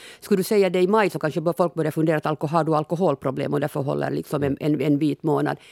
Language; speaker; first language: Swedish; native; Swedish